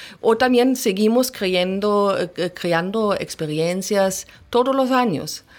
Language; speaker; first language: Spanish; non-native, fluent; German